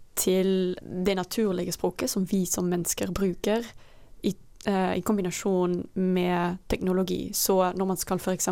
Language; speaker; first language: Norwegian; non-native, fluent; Dutch